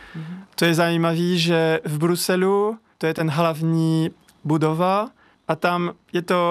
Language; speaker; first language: Czech; non-native, learner; French